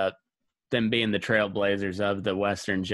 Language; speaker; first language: English; native; English